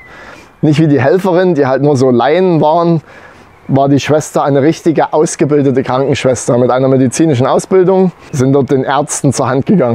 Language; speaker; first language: German; native; German